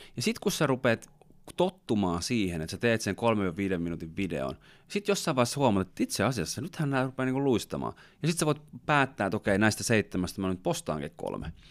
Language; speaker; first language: Finnish; native; Finnish